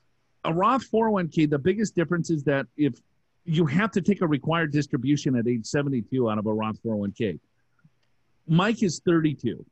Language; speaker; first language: English; native; English